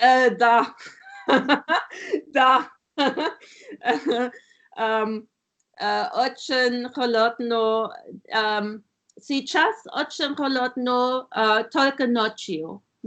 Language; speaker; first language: Russian; non-native, learner; German